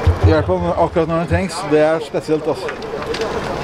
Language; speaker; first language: Norwegian; native; Norwegian